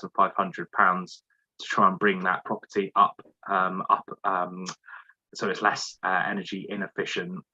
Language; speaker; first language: English; native; English